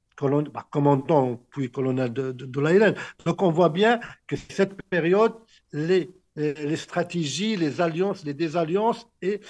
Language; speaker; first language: French; non-native, local second language; Arabic